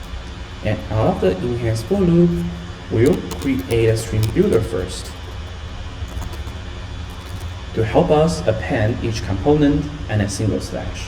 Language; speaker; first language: English; non-native, fluent; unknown